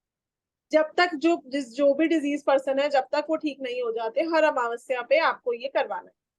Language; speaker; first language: Hindi; native; Hindi